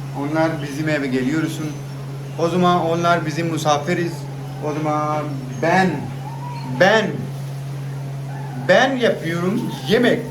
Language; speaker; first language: Turkish; non-native, learner; Urdu